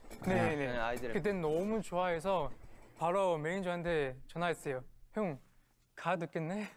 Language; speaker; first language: Korean; non-native, fluent; Chinese